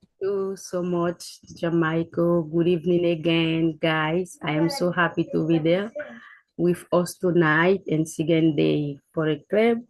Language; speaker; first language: English; non-native, learner; Haitian Creole